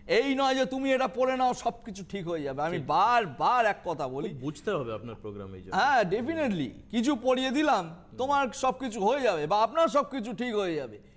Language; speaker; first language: Bangla; native; Bangla